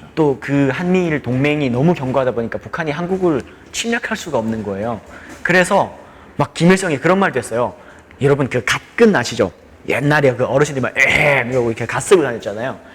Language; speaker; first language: Korean; native; Korean